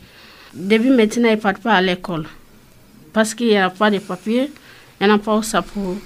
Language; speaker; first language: French; non-native, learner; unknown